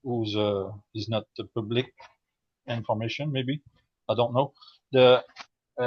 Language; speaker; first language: English; non-native, learner; French